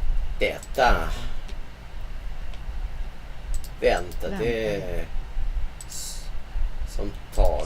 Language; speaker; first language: Swedish; non-native, learner; English